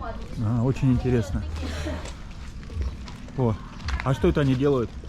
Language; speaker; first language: Russian; native; Russian